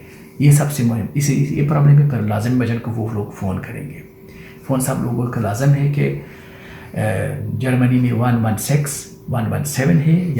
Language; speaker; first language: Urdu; non-native, learner; Persian